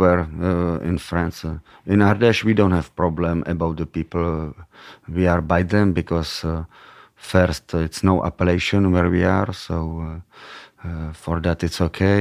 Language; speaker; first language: English; non-native, learner; Czech